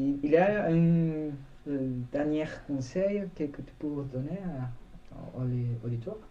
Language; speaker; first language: French; non-native, learner; Spanish